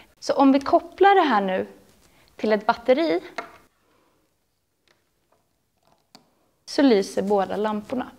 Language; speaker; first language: Swedish; native; Swedish